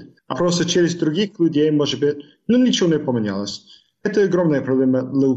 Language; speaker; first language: Russian; non-native, fluent; English